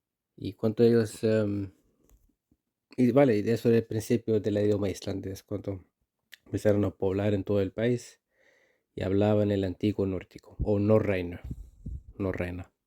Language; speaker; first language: Spanish; non-native, fluent; Icelandic